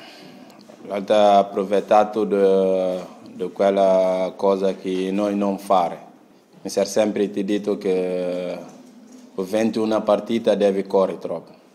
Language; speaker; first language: Italian; non-native, learner; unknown